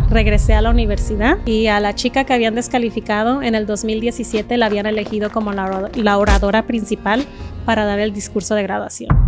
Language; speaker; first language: Spanish; native; Spanish